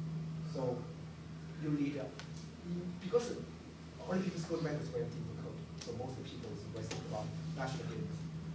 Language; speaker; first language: English; non-native, learner; Chinese